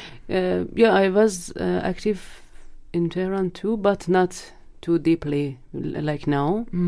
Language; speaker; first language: English; non-native, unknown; Persian